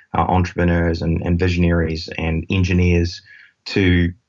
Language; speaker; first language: English; native; English